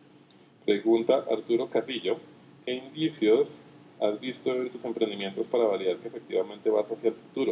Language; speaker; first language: Spanish; native; Spanish